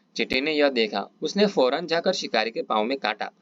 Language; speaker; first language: Hindi; non-native, local second language; Gujarati